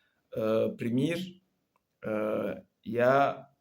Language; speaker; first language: Russian; non-native, learner; Comorian